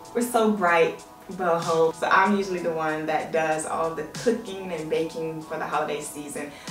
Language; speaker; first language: English; native; English